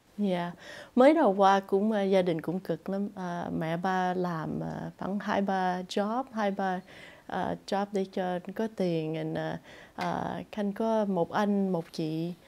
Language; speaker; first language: Vietnamese; early bilingual, heritage; Vietnamese